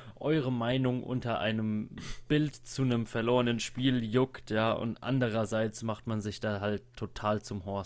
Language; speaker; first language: German; native; German